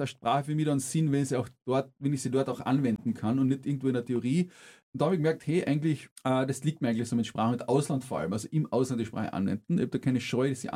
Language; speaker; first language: German; native; German